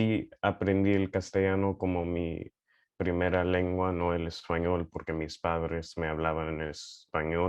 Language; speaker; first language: Spanish; early bilingual, heritage; Spanish